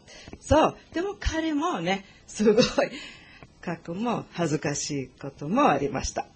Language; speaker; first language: Japanese; non-native, learner; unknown